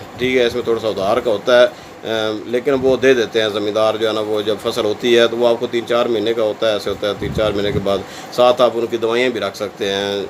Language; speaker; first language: Urdu; non-native, local second language; Punjabi